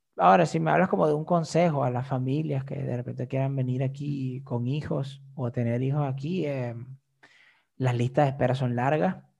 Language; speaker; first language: Spanish; native; Spanish